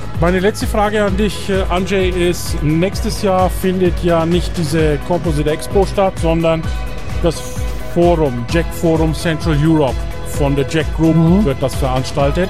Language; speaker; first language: German; native; German